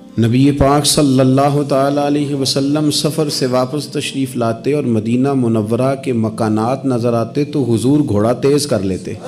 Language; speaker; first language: Urdu; non-native, local second language; Punjabi